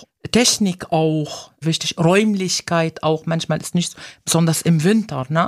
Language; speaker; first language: German; non-native, fluent; Arabic